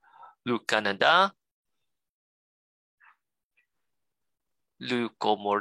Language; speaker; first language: French; non-native, learner; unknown